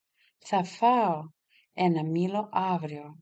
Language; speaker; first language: Greek; non-native, fluent; Russian